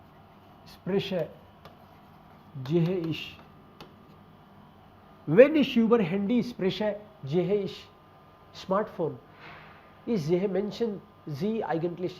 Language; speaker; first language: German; non-native, fluent; Hindi